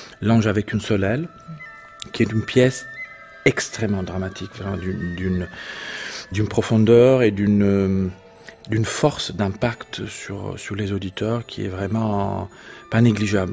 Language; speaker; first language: French; non-native, fluent; Italian